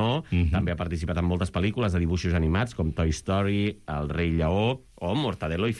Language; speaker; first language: Catalan; native; Catalan